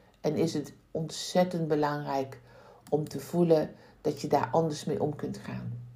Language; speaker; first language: Dutch; native; Dutch